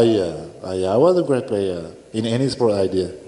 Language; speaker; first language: English; non-native, learner; French